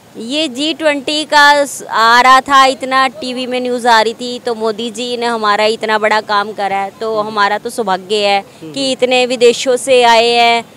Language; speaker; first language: Hindi; native; Hindi